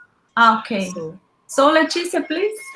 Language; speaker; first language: English; non-native, learner; Portuguese